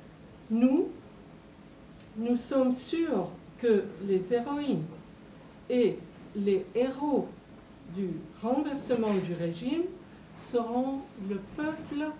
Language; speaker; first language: French; non-native, fluent; Persian